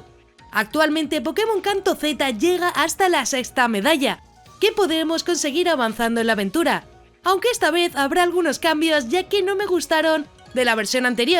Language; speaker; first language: Spanish; native; Spanish